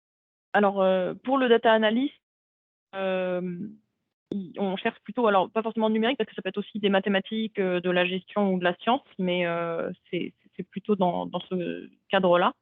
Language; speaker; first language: French; native; French